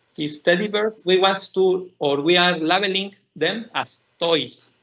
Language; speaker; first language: English; non-native, fluent; Spanish